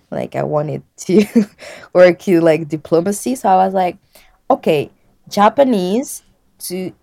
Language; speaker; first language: English; non-native, fluent; French